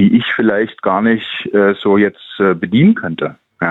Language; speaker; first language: German; native; German